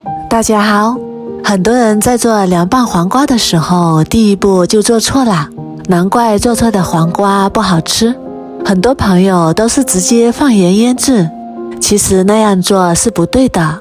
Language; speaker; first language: Chinese; native; Chinese